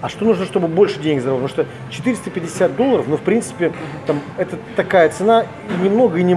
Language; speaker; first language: Russian; native; Russian